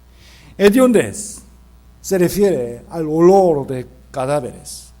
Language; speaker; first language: Spanish; non-native, fluent; Korean